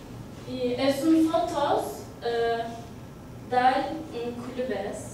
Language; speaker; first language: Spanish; non-native, learner; Turkish